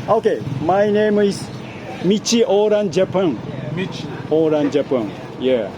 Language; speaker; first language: English; non-native, learner; Japanese